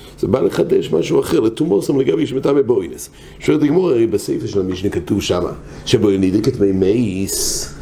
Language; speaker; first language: Hebrew; non-native, fluent; English